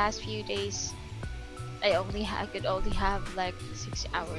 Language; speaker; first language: English; non-native, local second language; Filipino